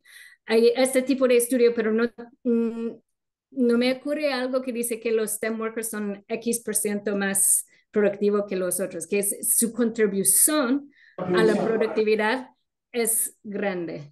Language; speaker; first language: Spanish; non-native, fluent; English